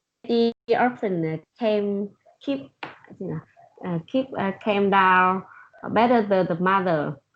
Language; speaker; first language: English; non-native, learner; Vietnamese